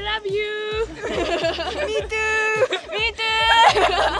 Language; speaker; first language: English; non-native, learner; Japanese